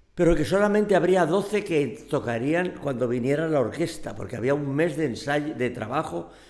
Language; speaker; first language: Spanish; native; Spanish